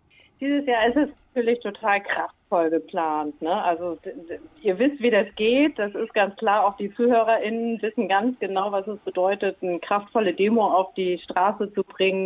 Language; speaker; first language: German; native; German